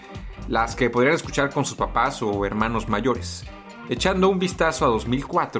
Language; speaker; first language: Spanish; native; Spanish